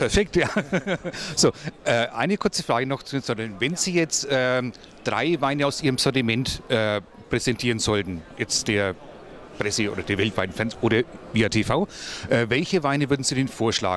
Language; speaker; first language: German; native; German